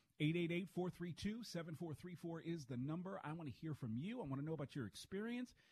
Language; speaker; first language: English; native; English